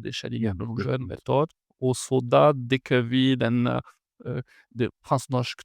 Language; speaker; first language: Norwegian; non-native, fluent; French